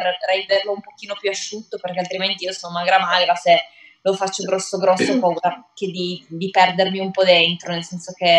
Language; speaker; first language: Italian; native; Italian